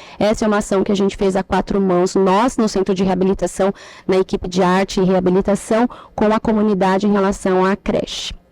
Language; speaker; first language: Portuguese; native; Portuguese